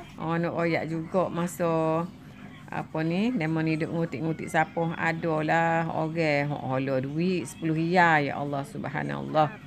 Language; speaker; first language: Malay; native; Malay